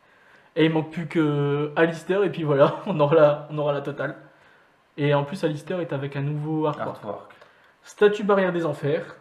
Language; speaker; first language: French; native; French